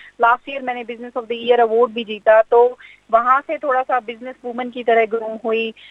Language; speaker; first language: Hindi; native; Hindi